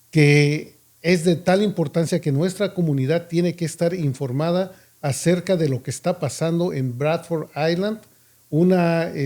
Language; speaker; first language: Spanish; native; Spanish